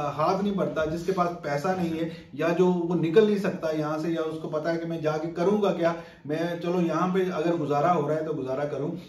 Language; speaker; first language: Urdu; native; Urdu